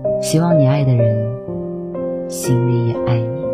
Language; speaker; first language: Chinese; native; Chinese